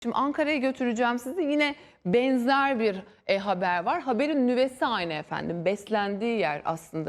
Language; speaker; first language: Turkish; native; Turkish